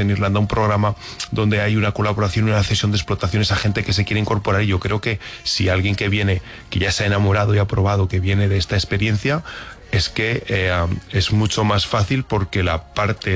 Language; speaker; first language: Spanish; native; Spanish